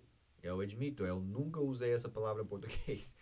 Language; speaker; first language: Portuguese; non-native, fluent; English